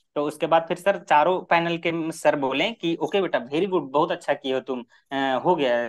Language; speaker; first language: Hindi; native; Hindi